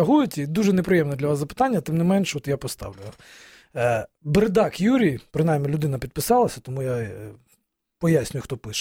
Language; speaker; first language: Ukrainian; native; Ukrainian